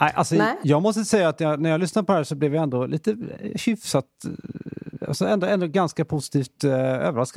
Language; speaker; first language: Swedish; native; Swedish